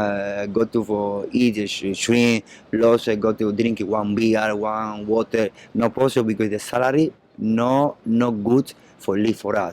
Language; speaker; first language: English; non-native, learner; Spanish